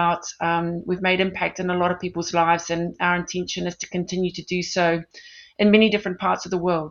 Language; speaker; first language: English; native; English